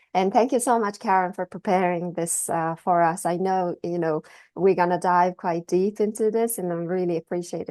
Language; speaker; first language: English; non-native, fluent; Mongolian